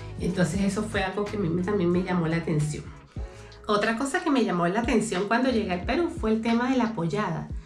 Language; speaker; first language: Spanish; native; Spanish